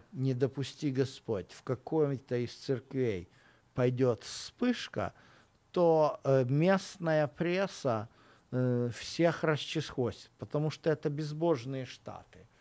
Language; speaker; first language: Russian; native; Russian